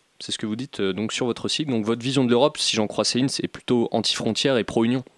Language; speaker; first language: French; native; French